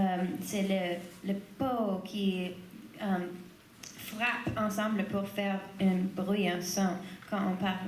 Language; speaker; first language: French; non-native, learner; English